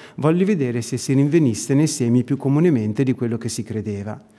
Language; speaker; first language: Italian; native; Italian